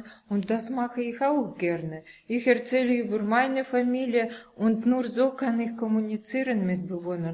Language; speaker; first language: German; non-native, learner; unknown